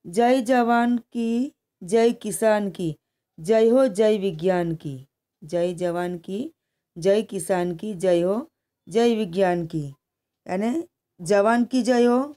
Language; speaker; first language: Hindi; non-native, local second language; Gujarati